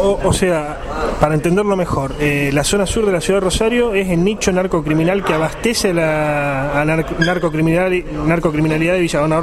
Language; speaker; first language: Spanish; native; Spanish